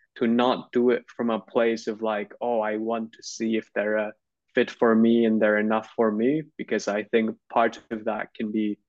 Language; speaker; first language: English; non-native, fluent; Turkish